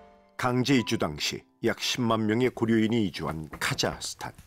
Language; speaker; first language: Korean; native; Korean